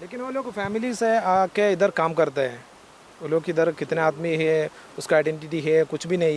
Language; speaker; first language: Hindi; non-native, local second language; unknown